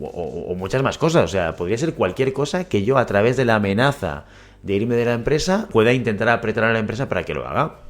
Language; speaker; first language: Spanish; native; Spanish